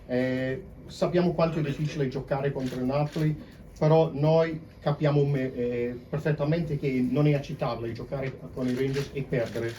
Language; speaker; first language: Italian; non-native, fluent; English